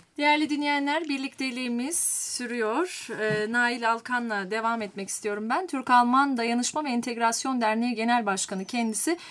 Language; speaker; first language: Turkish; native; Turkish